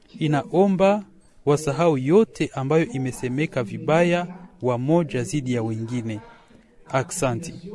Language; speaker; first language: Swahili; non-native, local second language; Kinyarwanda